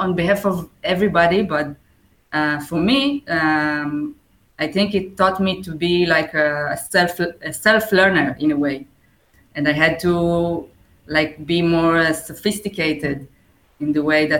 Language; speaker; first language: English; non-native, fluent; Hebrew